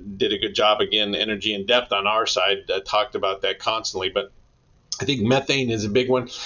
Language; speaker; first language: English; native; English